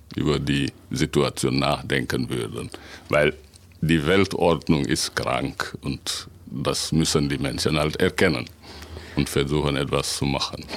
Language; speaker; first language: German; non-native, fluent; Wolof